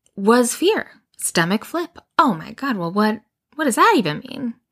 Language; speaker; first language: English; native; English